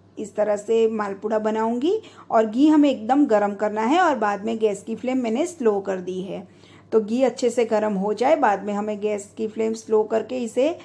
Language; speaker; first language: Hindi; non-native, local second language; Gujarati